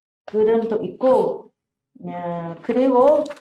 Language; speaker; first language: Korean; non-native, learner; Vietnamese